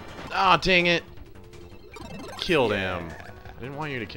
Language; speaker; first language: English; native; English